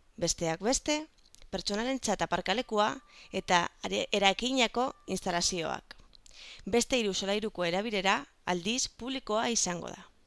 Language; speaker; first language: Basque; non-native, local second language; Spanish